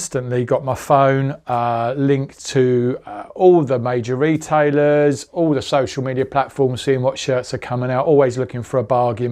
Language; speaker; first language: English; native; English